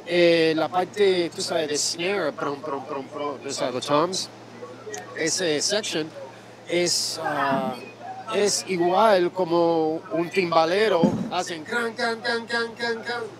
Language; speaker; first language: Spanish; early bilingual, heritage; Spanish